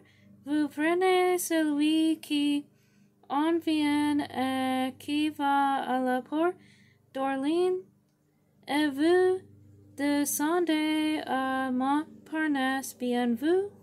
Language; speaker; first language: French; non-native, learner; English